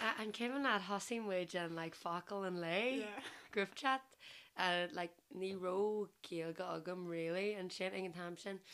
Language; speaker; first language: Irish; non-native, local second language; English